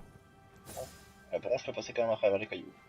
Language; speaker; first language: French; native; French